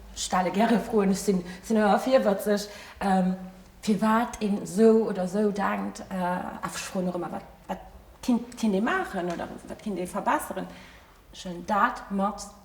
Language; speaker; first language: Luxembourgish; early bilingual, other home language; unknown